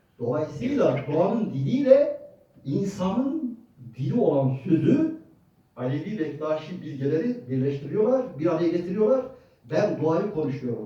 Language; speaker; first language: Turkish; native; Turkish